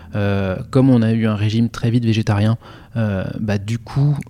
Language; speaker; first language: French; native; French